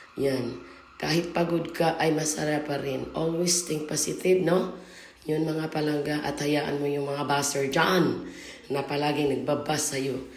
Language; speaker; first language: Filipino; non-native, local second language; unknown